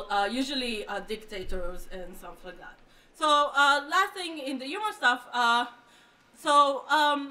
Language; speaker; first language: English; non-native, fluent; Hebrew